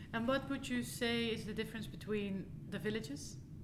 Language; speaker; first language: English; non-native, fluent; Dutch